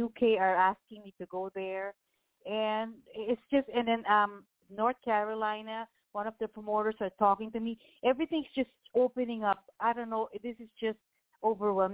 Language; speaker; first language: English; non-native, local second language; Filipino